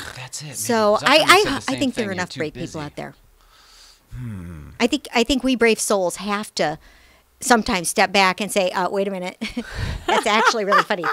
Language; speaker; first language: English; native; English